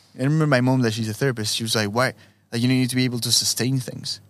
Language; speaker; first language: English; non-native, fluent; Spanish